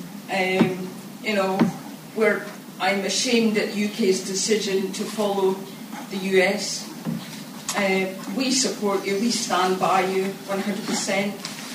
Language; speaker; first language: English; native; English